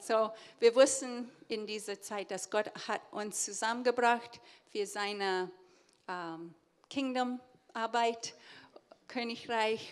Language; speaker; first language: German; early bilingual, heritage; English